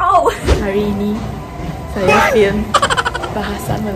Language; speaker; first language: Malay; non-native, local second language; Chinese